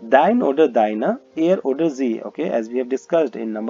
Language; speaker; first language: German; non-native, learner; Hindi